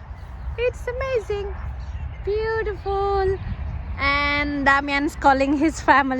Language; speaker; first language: English; non-native, fluent; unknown